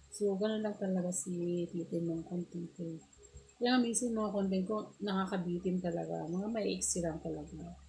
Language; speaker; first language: Filipino; non-native, local second language; Iloko